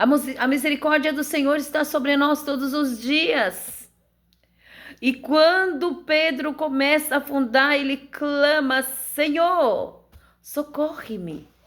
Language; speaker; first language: Portuguese; native; Portuguese